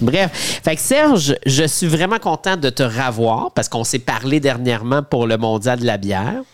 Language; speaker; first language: French; native; French